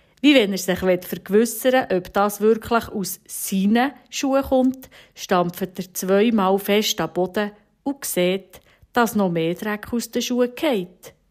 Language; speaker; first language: German; native; German